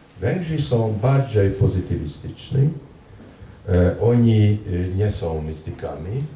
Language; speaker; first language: Polish; non-native, fluent; Hungarian